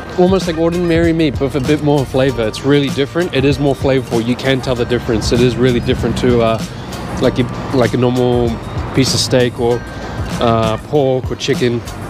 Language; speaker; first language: English; native; English